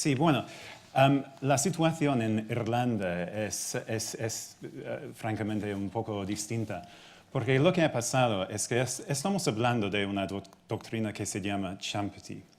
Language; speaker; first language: Spanish; non-native, fluent; English